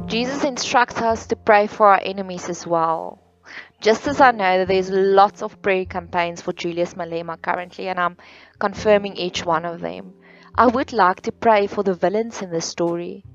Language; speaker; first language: English; non-native, local second language; Afrikaans